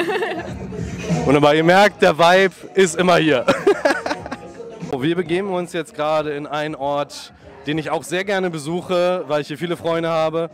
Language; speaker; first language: German; native; German